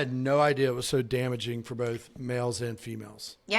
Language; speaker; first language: English; native; English